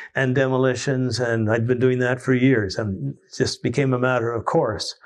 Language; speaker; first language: English; native; English